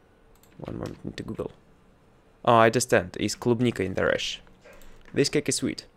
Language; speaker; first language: English; non-native, learner; Russian